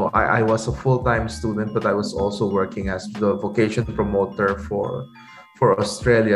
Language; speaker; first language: English; non-native, local second language; Pampanga